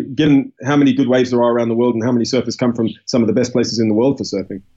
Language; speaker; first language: English; native; English